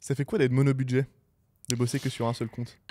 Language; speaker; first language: French; native; French